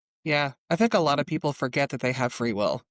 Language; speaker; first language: English; native; English